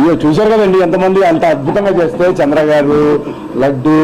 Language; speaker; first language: Telugu; native; Telugu